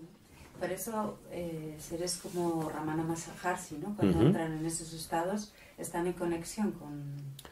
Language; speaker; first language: Spanish; non-native, learner; French